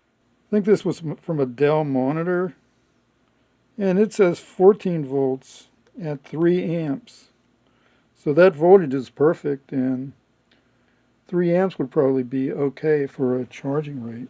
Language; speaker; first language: English; native; English